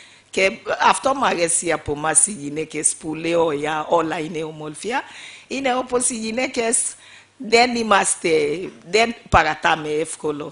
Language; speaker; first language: Greek; non-native, fluent; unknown